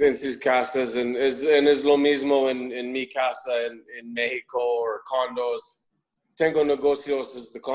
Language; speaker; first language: Spanish; non-native, learner; English